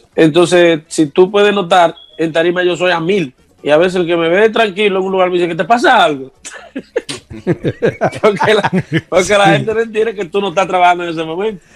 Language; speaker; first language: Spanish; native; Spanish